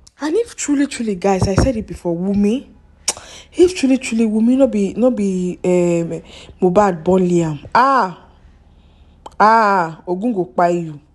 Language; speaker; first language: Nigerian Pidgin; non-native, local second language; Yoruba